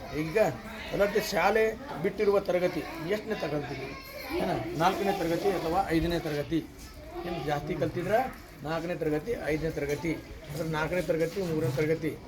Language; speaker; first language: Kannada; non-native, local second language; Lambadi